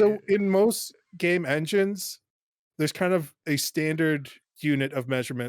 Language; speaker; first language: English; native; English